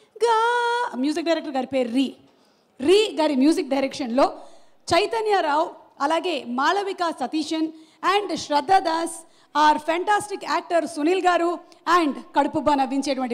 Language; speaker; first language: Telugu; native; Telugu